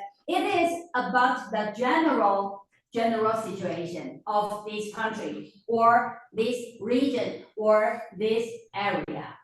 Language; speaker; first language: English; non-native, fluent; Chinese